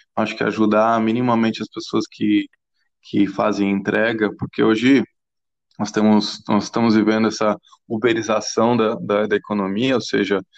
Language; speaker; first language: Portuguese; non-native, fluent; English